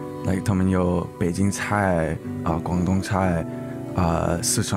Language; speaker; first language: Chinese; early bilingual, heritage; English